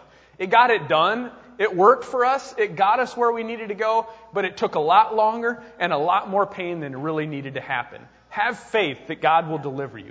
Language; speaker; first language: English; native; English